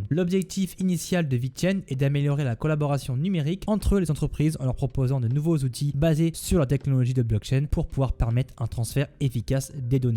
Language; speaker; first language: French; native; French